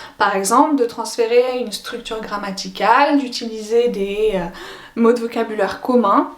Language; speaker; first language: French; native; French